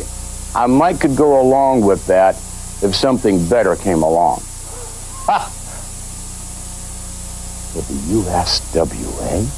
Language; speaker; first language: English; native; English